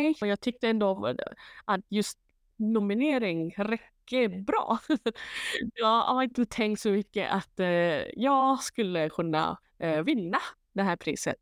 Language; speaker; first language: Swedish; non-native, fluent; Thai